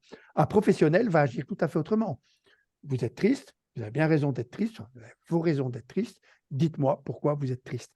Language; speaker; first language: French; native; French